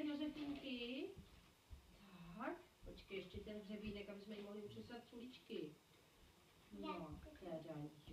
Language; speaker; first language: Czech; native; Czech